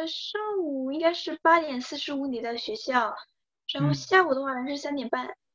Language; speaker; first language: Chinese; early bilingual, other home language; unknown